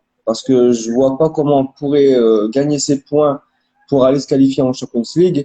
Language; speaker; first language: French; native; French